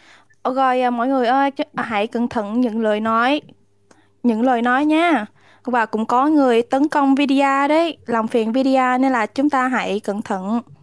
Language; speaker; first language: Vietnamese; non-native, fluent; Malay